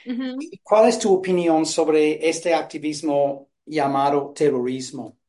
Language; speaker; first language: Spanish; non-native, fluent; English